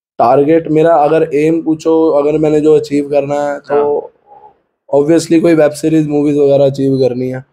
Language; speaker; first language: Hindi; native; Hindi